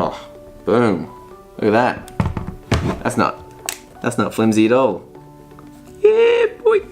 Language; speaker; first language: English; native; English